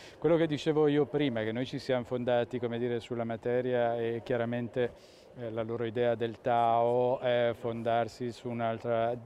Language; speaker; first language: Italian; native; Italian